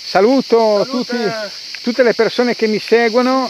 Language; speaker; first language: Italian; native; Italian